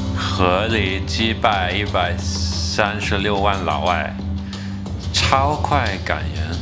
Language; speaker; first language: Chinese; non-native, fluent; English